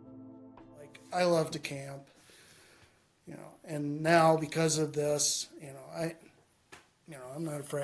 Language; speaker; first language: English; native; English